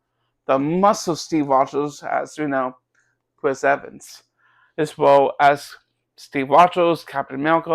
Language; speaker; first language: English; native; English